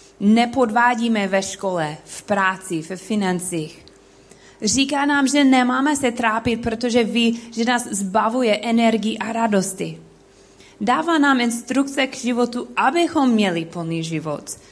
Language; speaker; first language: Czech; non-native, learner; English